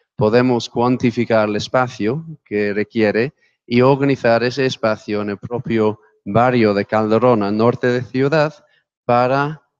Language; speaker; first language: Spanish; non-native, fluent; English